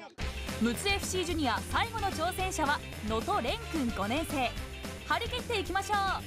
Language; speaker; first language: Japanese; native; Japanese